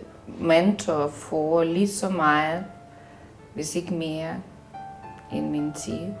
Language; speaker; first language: Danish; non-native, fluent; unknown